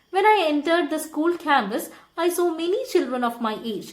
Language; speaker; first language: English; non-native, local second language; Malayalam